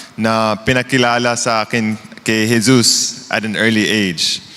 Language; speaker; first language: Filipino; early bilingual, other home language; English